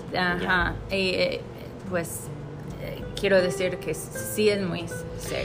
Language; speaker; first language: Spanish; non-native, fluent; English